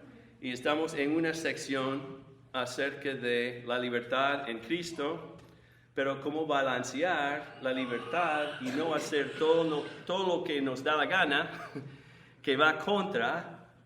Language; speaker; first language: Spanish; non-native, fluent; English